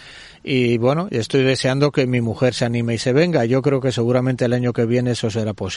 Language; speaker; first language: Spanish; native; Spanish